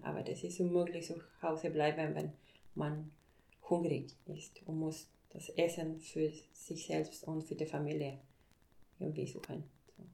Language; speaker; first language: German; non-native, fluent; Spanish